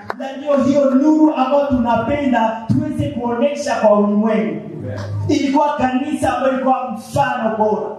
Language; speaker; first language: Swahili; non-native, local second language; Nande